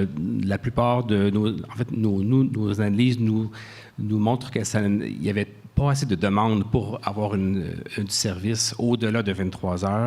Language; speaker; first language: French; native; French